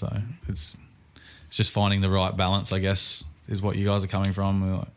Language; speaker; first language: English; native; English